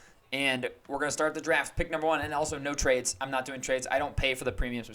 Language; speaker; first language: English; native; English